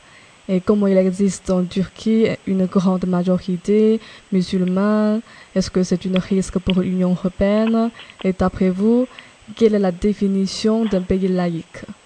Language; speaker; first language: French; non-native, fluent; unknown